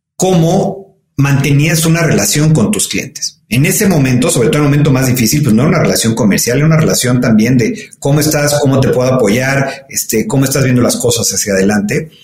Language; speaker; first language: Spanish; native; Spanish